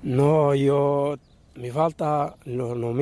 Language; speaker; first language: Spanish; non-native, learner; Arabic